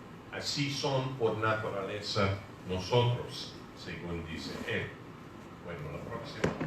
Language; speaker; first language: Spanish; non-native, fluent; English